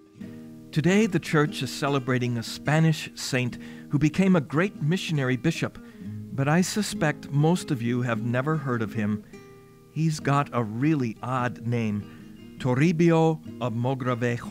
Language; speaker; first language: English; native; English